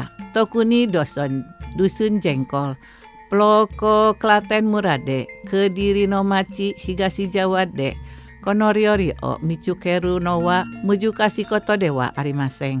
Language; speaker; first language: Japanese; non-native, fluent; Indonesian